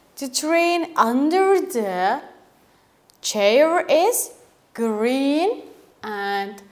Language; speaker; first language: English; non-native, fluent; Turkish